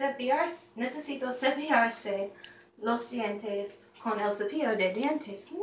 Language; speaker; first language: Spanish; non-native, learner; English